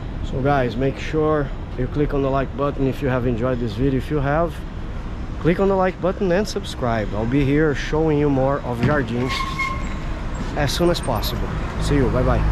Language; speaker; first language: English; non-native, fluent; Portuguese